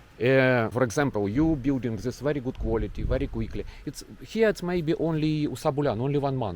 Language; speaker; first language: English; non-native, learner; Ukrainian